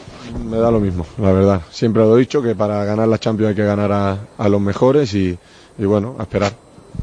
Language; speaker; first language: Spanish; native; Spanish